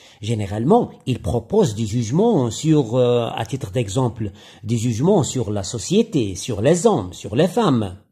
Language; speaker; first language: French; non-native, local second language; Arabic